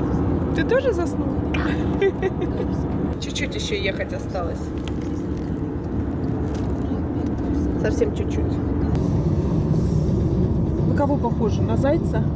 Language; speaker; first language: Russian; native; Russian